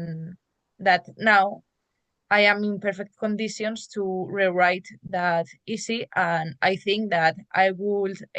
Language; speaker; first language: English; non-native, learner; Spanish